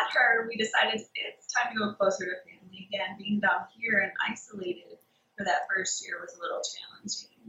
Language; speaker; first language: English; native; English